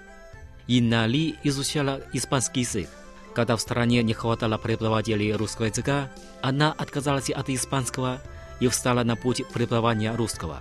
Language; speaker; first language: Russian; non-native, fluent; Chinese